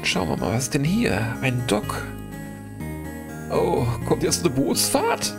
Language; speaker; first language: German; native; German